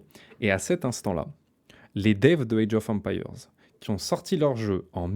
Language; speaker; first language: French; native; French